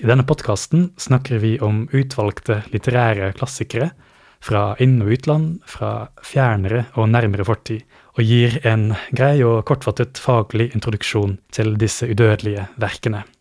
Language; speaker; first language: Norwegian; native; Norwegian